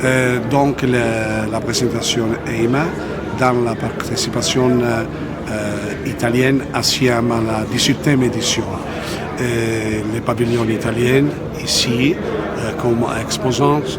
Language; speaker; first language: French; non-native, fluent; Italian